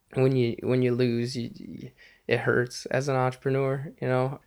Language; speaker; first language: English; native; English